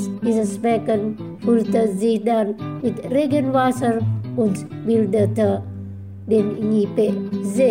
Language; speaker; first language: German; non-native, fluent; Indonesian